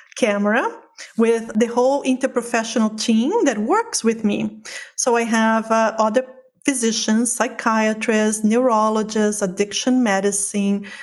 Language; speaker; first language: English; non-native, fluent; Portuguese